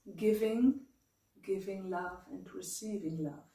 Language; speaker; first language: English; non-native, fluent; Dutch